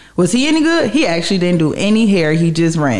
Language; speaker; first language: English; native; English